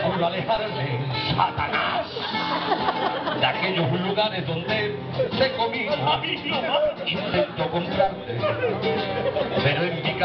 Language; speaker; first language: Spanish; native; Spanish